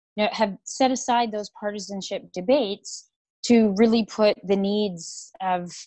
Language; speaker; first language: English; native; English